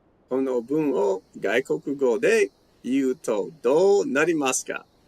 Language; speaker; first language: Japanese; non-native, learner; English